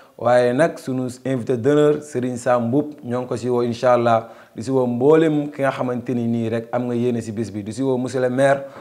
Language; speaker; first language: Wolof; native; Wolof